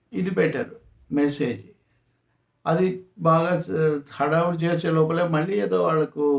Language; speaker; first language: Telugu; native; Telugu